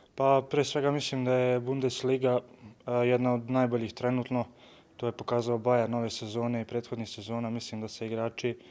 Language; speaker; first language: Serbian; native; Serbian